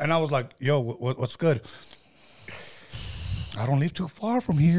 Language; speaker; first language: English; native; English